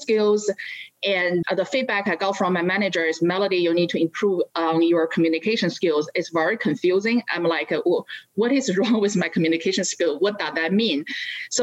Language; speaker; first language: English; non-native, fluent; Chinese